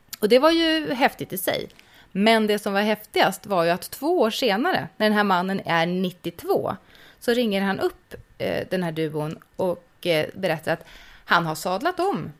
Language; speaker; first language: Swedish; native; Swedish